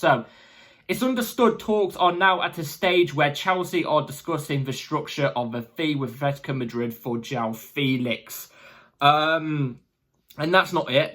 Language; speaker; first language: English; native; English